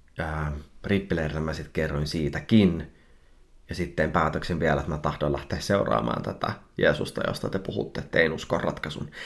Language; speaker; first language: Finnish; early bilingual, heritage; Finnish